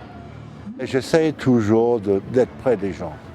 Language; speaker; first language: French; non-native, fluent; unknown